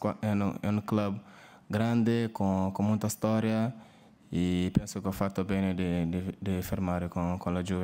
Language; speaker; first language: Italian; non-native, learner; Portuguese